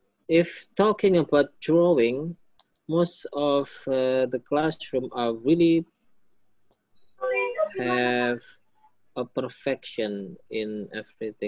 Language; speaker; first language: English; non-native, fluent; Indonesian